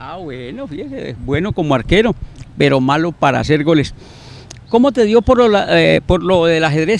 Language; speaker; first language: Spanish; native; Spanish